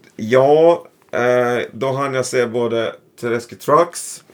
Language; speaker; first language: Swedish; native; Swedish